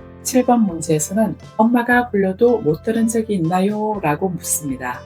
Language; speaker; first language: Korean; native; Korean